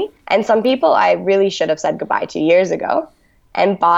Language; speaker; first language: English; native; English